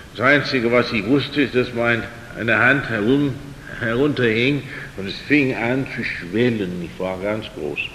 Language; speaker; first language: German; non-native, fluent; English